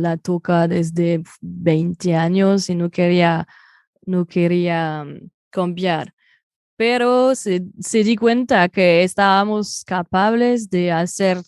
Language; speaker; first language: Spanish; non-native, fluent; French